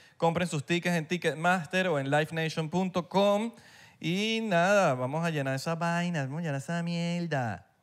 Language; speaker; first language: Spanish; native; Spanish